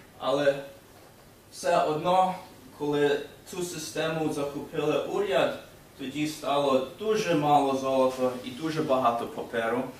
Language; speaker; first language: Ukrainian; early bilingual, heritage; Ukrainian